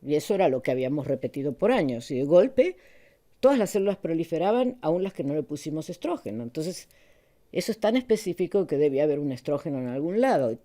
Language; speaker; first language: Spanish; native; Spanish